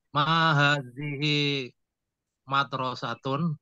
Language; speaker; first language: Arabic; non-native, learner; Indonesian